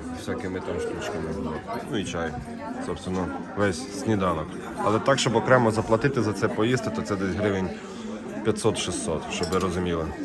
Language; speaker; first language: Ukrainian; non-native, local second language; Russian